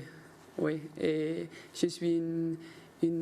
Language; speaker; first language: French; non-native, learner; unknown